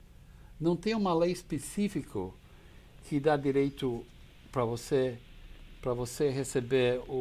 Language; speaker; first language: Portuguese; non-native, fluent; English